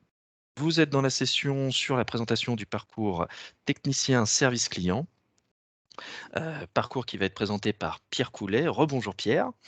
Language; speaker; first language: French; native; French